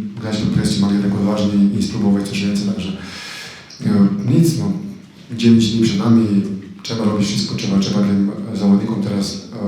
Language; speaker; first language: Polish; non-native, fluent; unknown